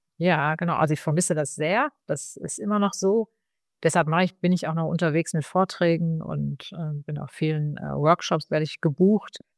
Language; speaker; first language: German; early bilingual, other home language; Arabic